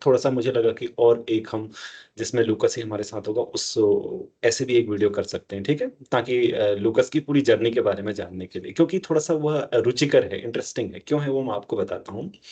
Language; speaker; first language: Hindi; native; Hindi